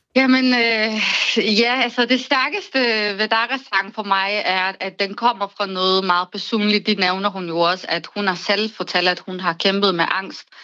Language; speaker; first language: Danish; non-native, fluent; Bulgarian